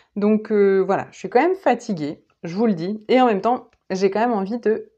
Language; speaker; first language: French; native; French